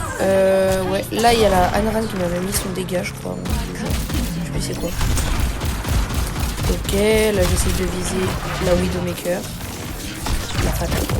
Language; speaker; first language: French; native; French